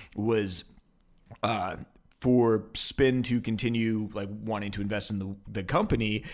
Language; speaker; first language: English; native; English